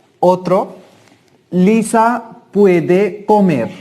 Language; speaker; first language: Spanish; non-native, learner; Hindi